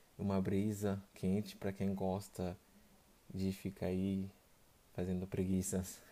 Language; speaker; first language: Portuguese; non-native, fluent; Haitian Creole